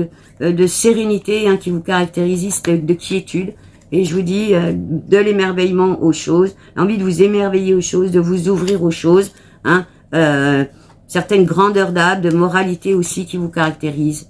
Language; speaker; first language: French; native; French